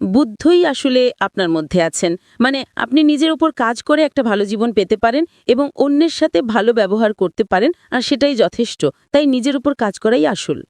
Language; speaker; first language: Bangla; non-native, fluent; Italian